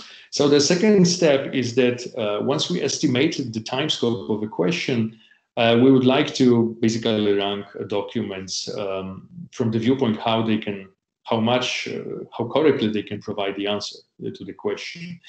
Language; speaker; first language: English; non-native, fluent; Polish